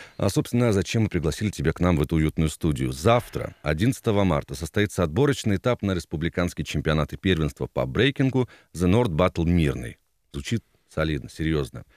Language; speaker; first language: Russian; native; Russian